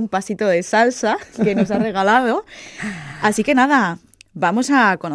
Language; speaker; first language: Spanish; native; Spanish